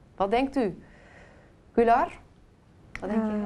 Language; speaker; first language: Dutch; native; Dutch